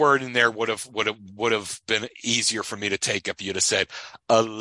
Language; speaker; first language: English; native; English